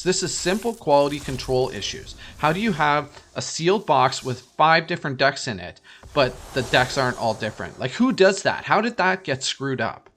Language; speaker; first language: English; native; English